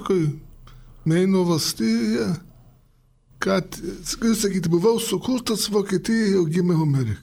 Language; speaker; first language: Lithuanian; early bilingual, heritage; Lithuanian